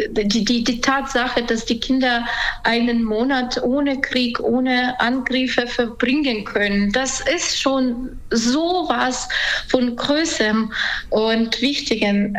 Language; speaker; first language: German; non-native, fluent; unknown